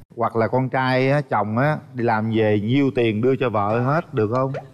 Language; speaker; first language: Vietnamese; native; Vietnamese